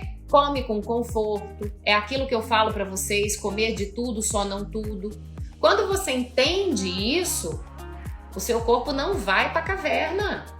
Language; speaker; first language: Portuguese; native; Portuguese